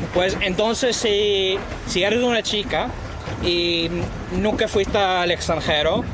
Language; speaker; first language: Spanish; non-native, fluent; English